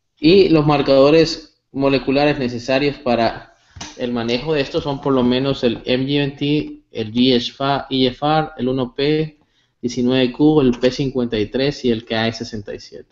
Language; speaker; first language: Spanish; native; Spanish